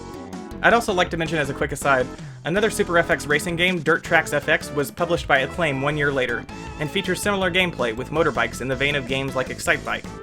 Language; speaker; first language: English; native; English